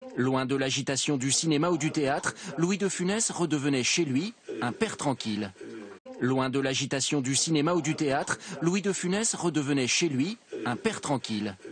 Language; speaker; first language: French; native; French